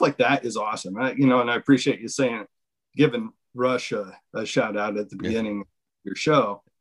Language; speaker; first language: English; native; English